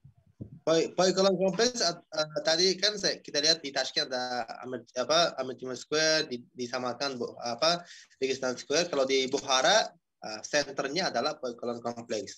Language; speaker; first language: Indonesian; non-native, fluent; Uzbek